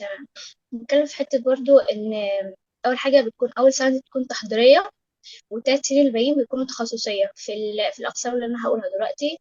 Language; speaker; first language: Arabic; native; Arabic